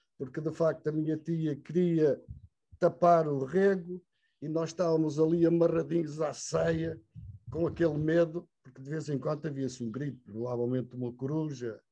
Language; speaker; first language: Portuguese; native; Portuguese